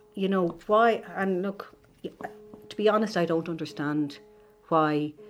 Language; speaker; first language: English; native; English